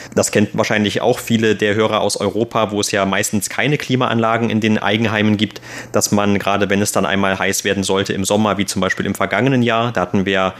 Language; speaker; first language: German; native; German